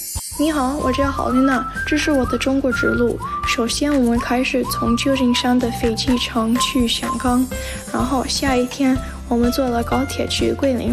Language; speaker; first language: Chinese; non-native, learner; English